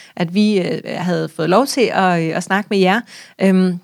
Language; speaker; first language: Danish; early bilingual, other home language; Icelandic